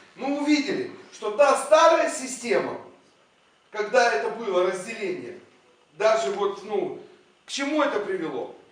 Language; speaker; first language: Russian; non-native, local second language; Ukrainian